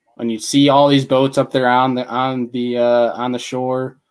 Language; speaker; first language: English; native; English